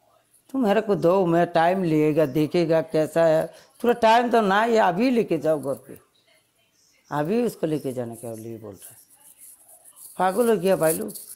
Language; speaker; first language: Hindi; non-native, learner; Bangla